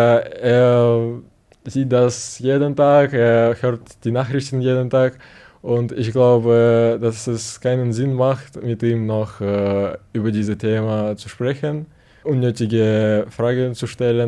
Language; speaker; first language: German; non-native, learner; Ukrainian